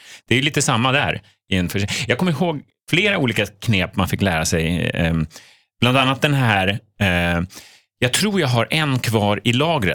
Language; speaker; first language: Swedish; native; Swedish